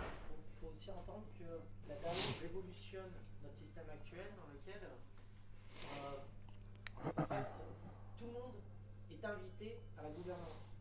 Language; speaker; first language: French; native; French